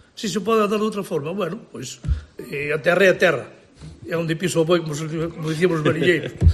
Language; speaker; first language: Galician; native; Galician